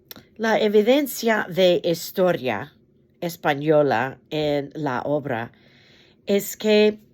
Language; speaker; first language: Spanish; non-native, fluent; English